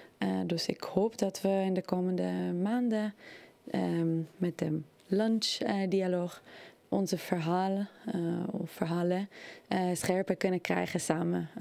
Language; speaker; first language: Dutch; non-native, fluent; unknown